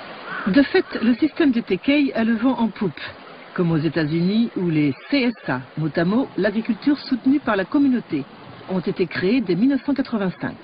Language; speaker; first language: French; native; French